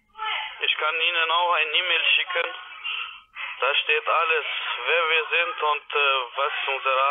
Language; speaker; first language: German; non-native, learner; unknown